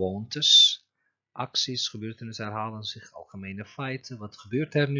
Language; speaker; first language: Dutch; non-native, fluent; Turkish